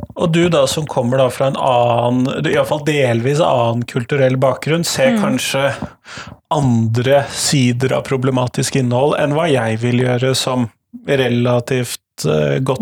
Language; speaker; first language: Norwegian; native; Norwegian